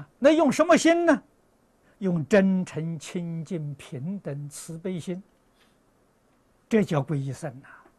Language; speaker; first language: Chinese; native; Chinese